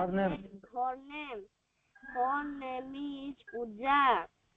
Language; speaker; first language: English; non-native, learner; Odia